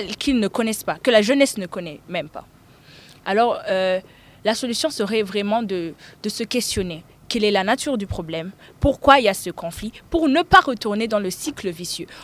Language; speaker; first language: French; non-native, local second language; Rundi